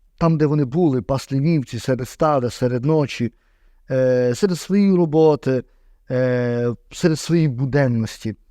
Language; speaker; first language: Ukrainian; native; Ukrainian